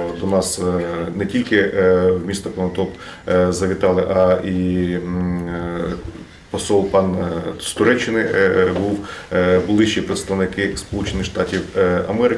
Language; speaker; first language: Ukrainian; native; Ukrainian